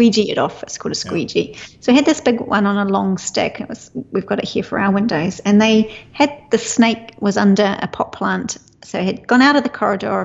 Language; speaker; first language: English; native; English